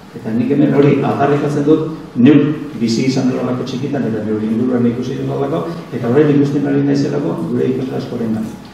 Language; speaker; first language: Basque; native; Basque